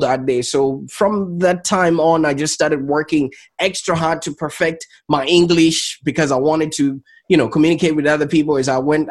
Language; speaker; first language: English; non-native, local second language; Shona